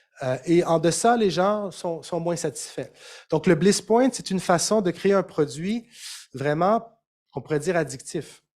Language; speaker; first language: French; native; French